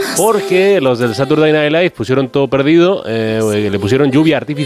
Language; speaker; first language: Spanish; native; Spanish